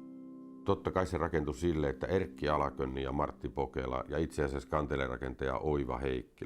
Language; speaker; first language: Finnish; native; Finnish